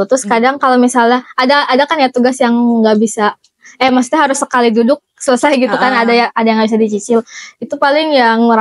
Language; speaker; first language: Indonesian; native; Indonesian